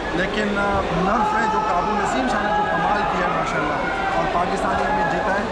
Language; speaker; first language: Urdu; non-native, local second language; Pashto